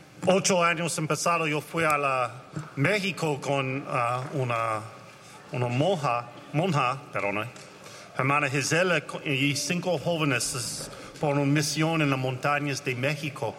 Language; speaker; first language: Spanish; non-native, learner; English